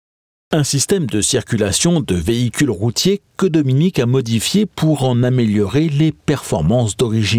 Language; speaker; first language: French; native; French